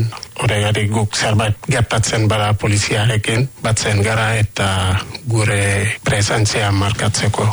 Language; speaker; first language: Basque; non-native, learner; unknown